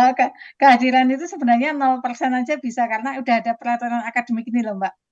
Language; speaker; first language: Indonesian; native; Indonesian